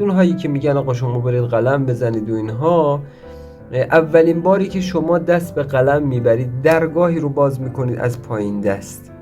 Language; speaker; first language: Persian; native; Persian